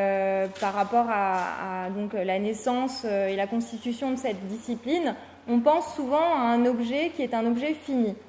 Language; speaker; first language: French; native; French